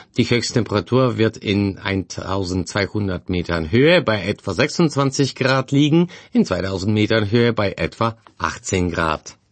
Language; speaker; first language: German; non-native, fluent; Bulgarian